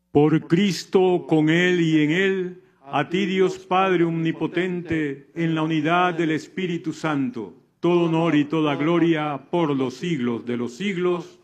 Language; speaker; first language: Spanish; native; Spanish